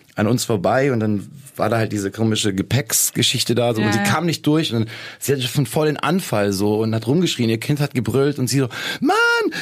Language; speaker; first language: German; native; German